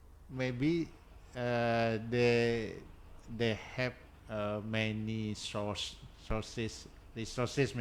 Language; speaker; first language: English; non-native, learner; Indonesian